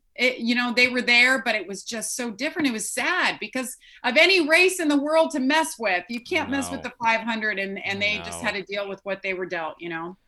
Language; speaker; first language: English; native; English